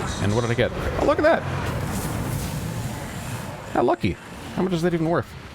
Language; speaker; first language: English; native; English